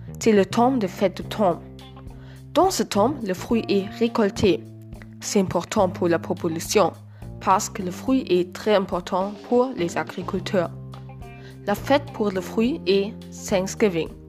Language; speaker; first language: French; non-native, learner; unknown